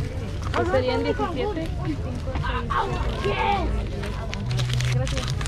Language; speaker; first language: Spanish; native; Spanish